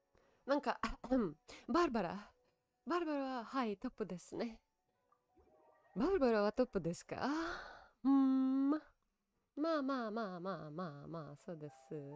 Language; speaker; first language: Japanese; non-native, learner; Russian